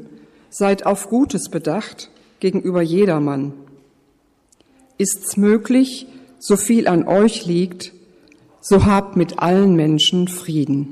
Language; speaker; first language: German; native; German